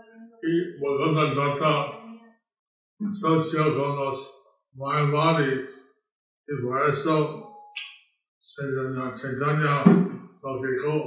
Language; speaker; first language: Spanish; non-native, learner; English